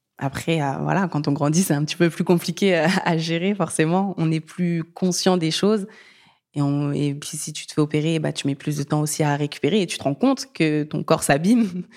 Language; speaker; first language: French; early bilingual, other home language; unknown